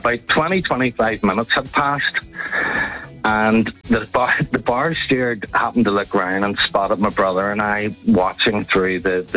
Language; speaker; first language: English; native; English